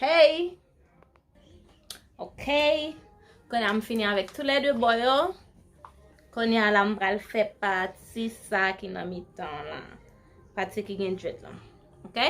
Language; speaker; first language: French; non-native, local second language; Haitian Creole